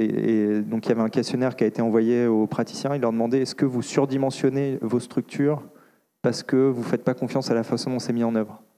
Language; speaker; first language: French; native; French